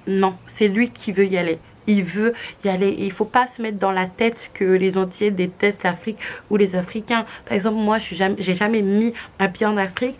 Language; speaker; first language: French; native; French